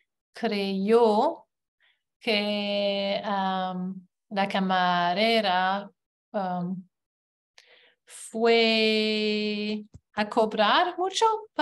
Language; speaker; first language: Spanish; non-native, learner; English